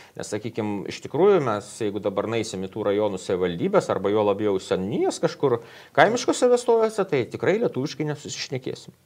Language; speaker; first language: Lithuanian; native; Lithuanian